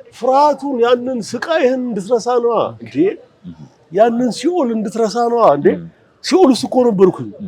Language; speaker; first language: Amharic; native; Amharic